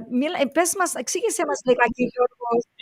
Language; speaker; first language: Greek; early bilingual, heritage; English